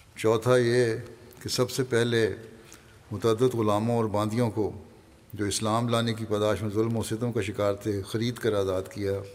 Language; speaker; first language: Urdu; native; Urdu